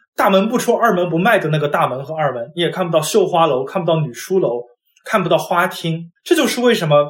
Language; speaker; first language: Chinese; non-native, local second language; Wu Chinese